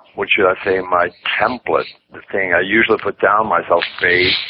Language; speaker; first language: English; non-native, fluent; Swedish